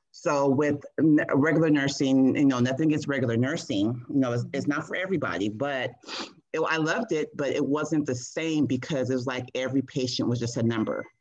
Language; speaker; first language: English; native; English